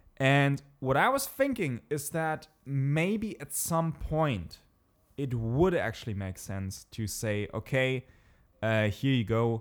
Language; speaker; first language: English; non-native, fluent; German